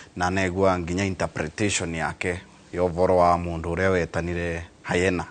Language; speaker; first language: Kikuyu; non-native, local second language; Embu